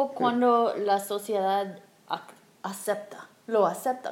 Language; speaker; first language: Spanish; non-native, learner; English